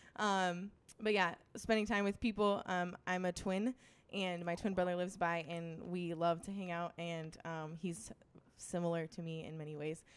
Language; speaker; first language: English; native; English